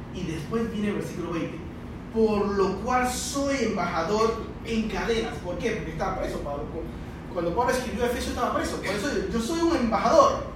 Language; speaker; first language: Spanish; early bilingual, other home language; Chinese